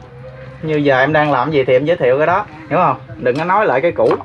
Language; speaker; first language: Vietnamese; native; Vietnamese